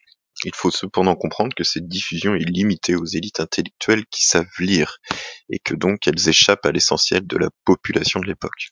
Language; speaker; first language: French; native; French